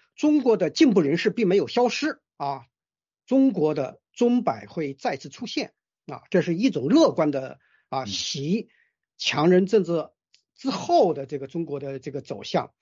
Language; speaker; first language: Chinese; native; Chinese